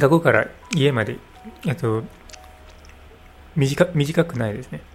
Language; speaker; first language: Japanese; non-native, learner; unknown